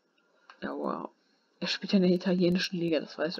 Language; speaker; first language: German; native; German